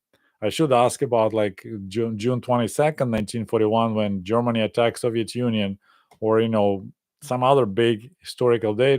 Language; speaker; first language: English; non-native, fluent; Russian